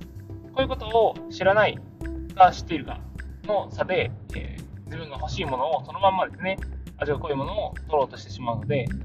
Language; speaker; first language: Japanese; native; Japanese